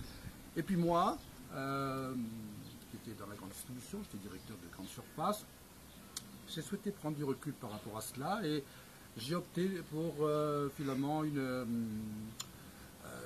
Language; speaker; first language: French; native; French